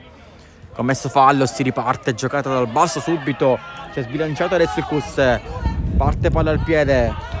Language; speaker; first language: Italian; native; Italian